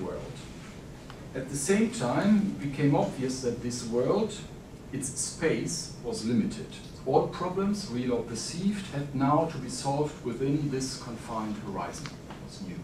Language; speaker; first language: English; non-native, fluent; German